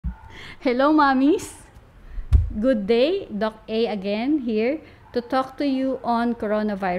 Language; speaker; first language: English; non-native, local second language; Filipino